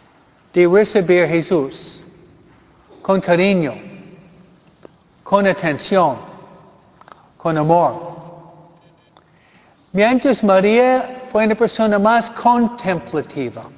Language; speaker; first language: Spanish; non-native, fluent; English